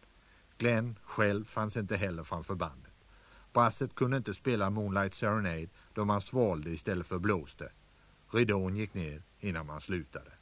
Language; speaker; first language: Swedish; native; Swedish